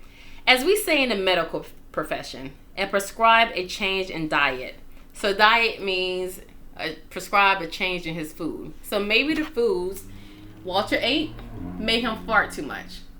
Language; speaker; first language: English; native; English